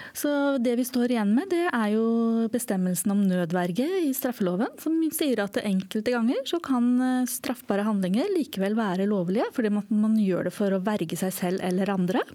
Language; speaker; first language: Norwegian; native; Norwegian